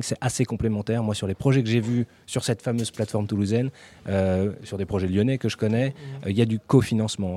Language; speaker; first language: French; native; French